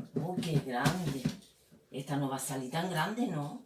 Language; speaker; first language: Spanish; native; Spanish